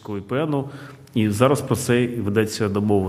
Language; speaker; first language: Polish; non-native, learner; Ukrainian